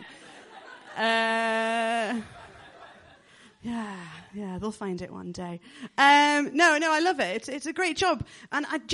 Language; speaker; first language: English; native; English